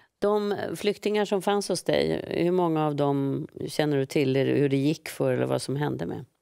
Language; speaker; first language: Swedish; native; Swedish